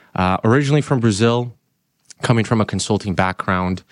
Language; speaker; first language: English; non-native, fluent; Portuguese